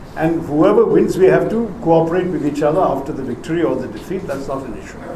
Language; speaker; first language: English; non-native, local second language; Malayalam